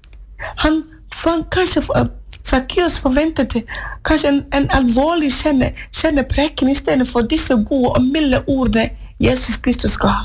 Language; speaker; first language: Norwegian; non-native, fluent; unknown